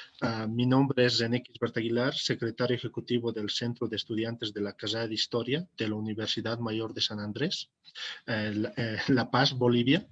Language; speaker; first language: Spanish; native; Spanish